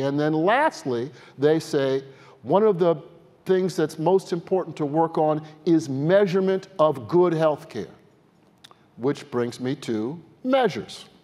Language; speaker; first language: English; native; English